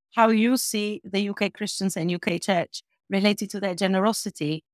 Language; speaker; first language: English; non-native, fluent; Albanian